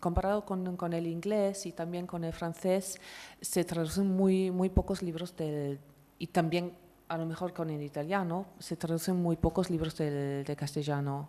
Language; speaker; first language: Spanish; non-native, fluent; German